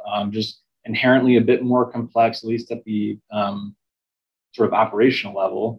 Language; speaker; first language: English; native; English